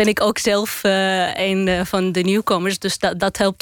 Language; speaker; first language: Dutch; non-native, learner; Arabic